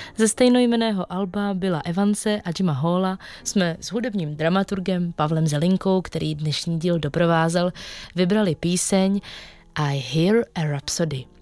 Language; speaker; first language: Czech; native; Czech